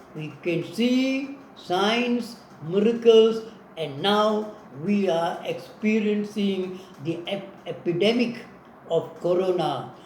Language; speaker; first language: English; non-native, local second language; Tamil